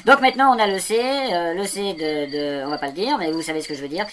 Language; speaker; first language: French; native; French